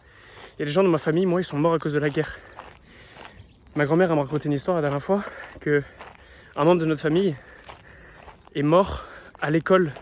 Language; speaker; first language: French; native; French